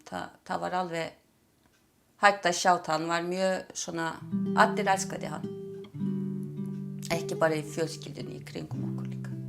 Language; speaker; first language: Icelandic; non-native, fluent; Turkish